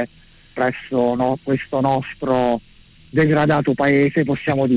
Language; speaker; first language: Italian; native; Italian